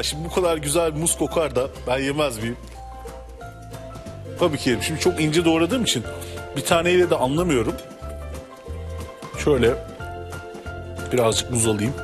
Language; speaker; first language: Turkish; native; Turkish